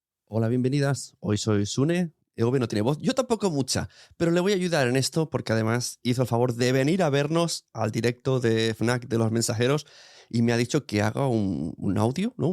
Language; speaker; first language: Spanish; native; Spanish